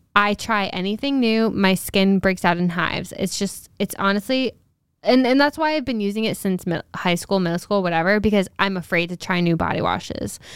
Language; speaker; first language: English; native; English